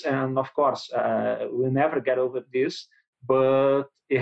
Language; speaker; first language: English; non-native, learner; Portuguese